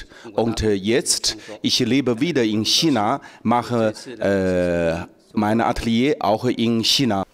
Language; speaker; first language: German; non-native, learner; Chinese